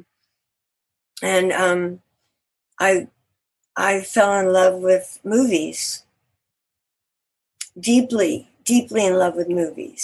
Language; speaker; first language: English; native; English